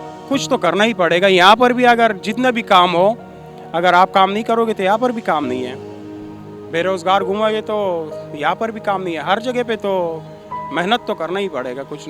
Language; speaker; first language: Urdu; non-native, fluent; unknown